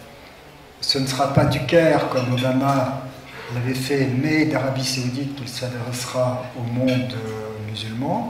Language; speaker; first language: French; native; French